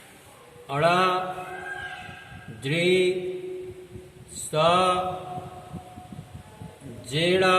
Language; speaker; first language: Hindi; native; Hindi